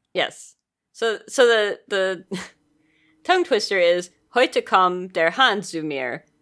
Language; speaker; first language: German; non-native, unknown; English